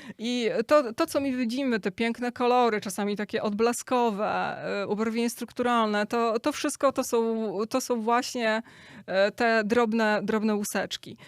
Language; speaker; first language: Polish; native; Polish